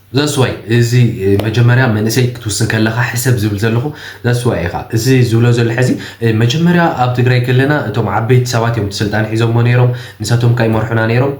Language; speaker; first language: Tigrinya; native; Tigrinya